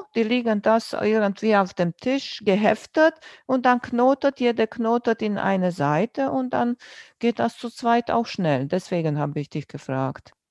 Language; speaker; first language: German; non-native, fluent; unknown